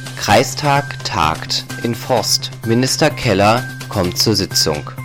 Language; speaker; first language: German; native; German